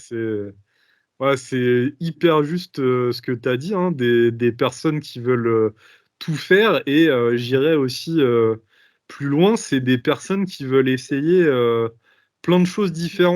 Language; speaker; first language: French; native; French